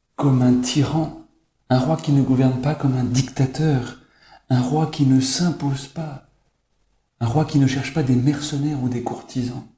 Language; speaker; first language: French; native; French